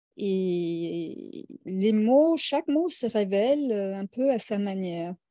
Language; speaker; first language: French; non-native, fluent; Danish